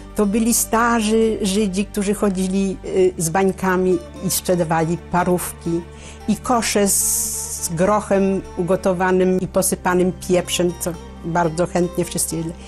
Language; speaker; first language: Polish; native; Polish